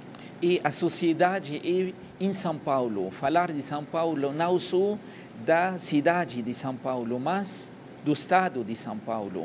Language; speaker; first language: Portuguese; non-native, fluent; Arabic